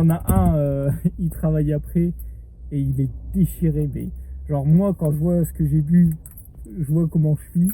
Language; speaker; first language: French; native; French